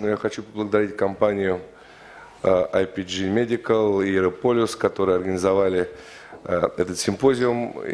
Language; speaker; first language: Russian; native; Russian